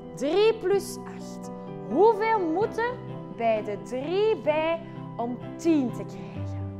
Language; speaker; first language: Dutch; native; Dutch